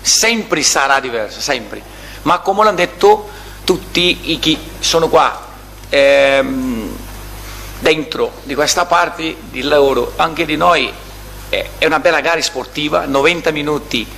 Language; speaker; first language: Italian; non-native, learner; Portuguese